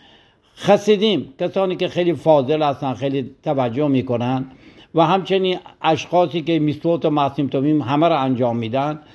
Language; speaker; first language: Persian; native; Persian